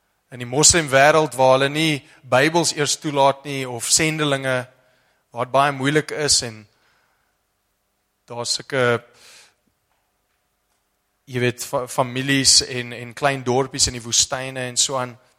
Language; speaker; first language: Afrikaans; non-native, fluent; English